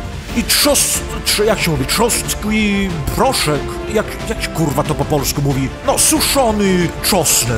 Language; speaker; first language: Polish; early bilingual, heritage; Polish